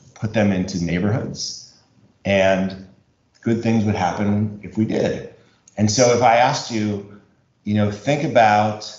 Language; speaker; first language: English; native; English